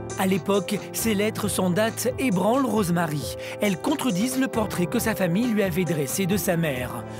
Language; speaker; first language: French; native; French